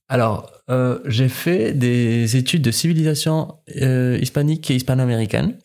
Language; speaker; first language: French; non-native, local second language; Arabic